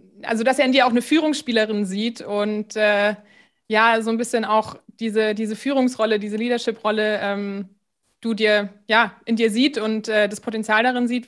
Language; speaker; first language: German; native; German